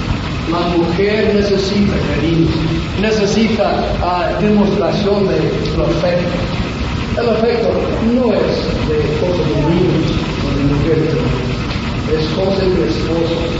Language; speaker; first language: Spanish; non-native, fluent; English